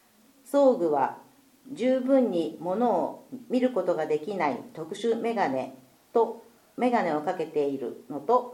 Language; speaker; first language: Japanese; native; Japanese